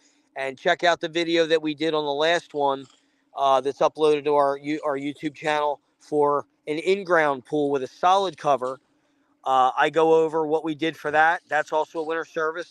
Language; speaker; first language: English; native; English